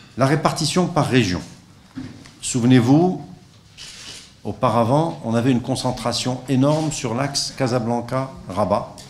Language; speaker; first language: French; non-native, local second language; Arabic